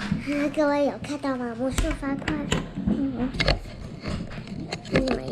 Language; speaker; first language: Chinese; native; Chinese